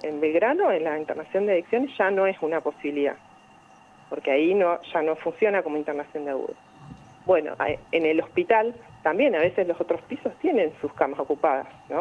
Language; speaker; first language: Spanish; native; Spanish